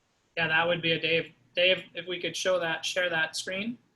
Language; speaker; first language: English; native; English